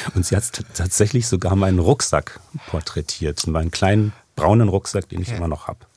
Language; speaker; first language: German; native; German